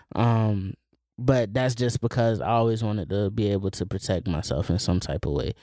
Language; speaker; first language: English; native; English